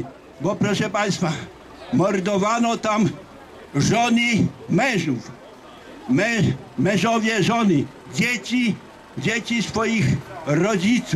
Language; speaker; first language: Polish; native; Polish